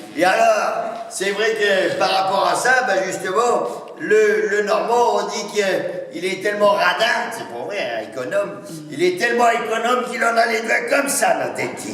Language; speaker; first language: French; native; French